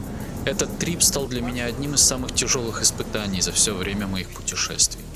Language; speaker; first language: Russian; native; Russian